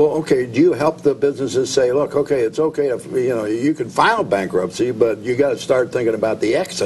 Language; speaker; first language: English; native; English